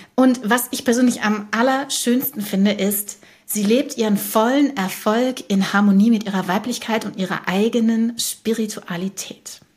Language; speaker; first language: German; native; German